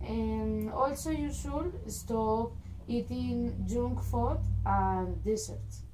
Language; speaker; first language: English; non-native, learner; Spanish